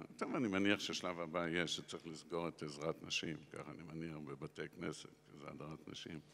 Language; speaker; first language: Hebrew; non-native, local second language; Yiddish